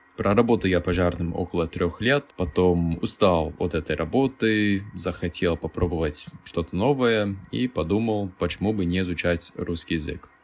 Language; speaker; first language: Russian; non-native, fluent; English